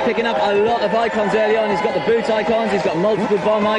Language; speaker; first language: English; native; English